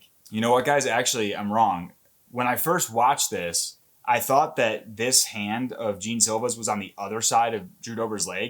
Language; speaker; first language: English; native; English